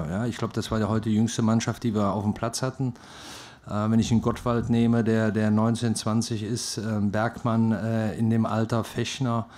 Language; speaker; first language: German; native; German